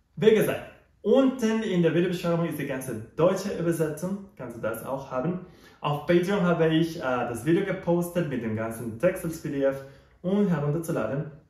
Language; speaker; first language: German; non-native, fluent; Spanish